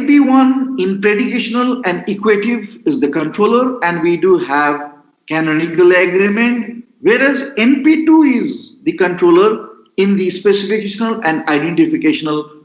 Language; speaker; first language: English; non-native, local second language; Nepali